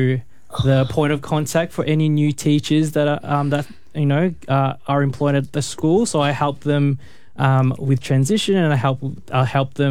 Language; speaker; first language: English; native; English